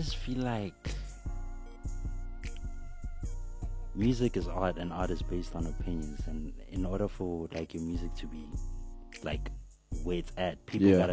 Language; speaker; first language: English; non-native, local second language; Southern Sotho